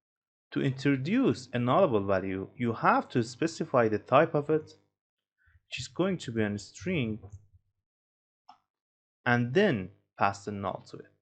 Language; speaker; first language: English; non-native, fluent; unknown